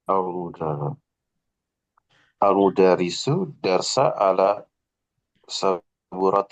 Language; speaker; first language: Arabic; non-native, learner; Indonesian